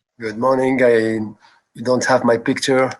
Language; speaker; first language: English; non-native, local second language; French